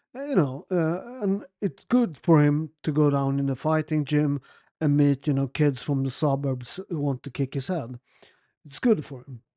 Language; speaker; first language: English; non-native, fluent; Italian